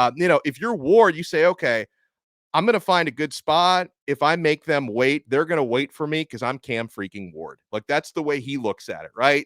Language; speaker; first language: English; native; English